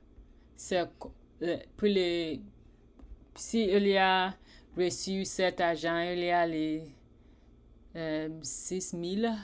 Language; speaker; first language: French; non-native, learner; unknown